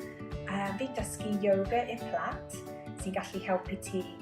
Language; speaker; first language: Welsh; non-native, local second language; English